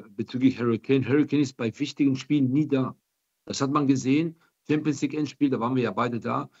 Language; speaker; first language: German; native; German